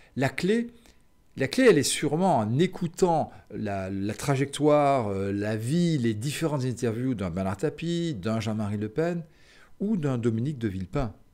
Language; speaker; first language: French; native; French